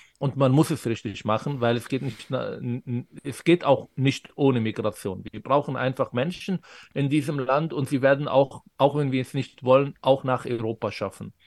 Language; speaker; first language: German; non-native, fluent; Arabic